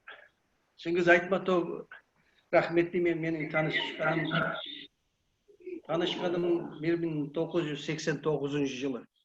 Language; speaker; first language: Kyrgyz; non-native, learner; Kazakh